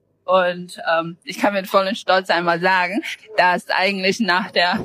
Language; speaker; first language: German; non-native, fluent; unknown